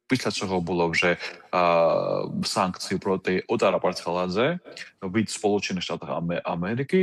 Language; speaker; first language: Ukrainian; non-native, fluent; Georgian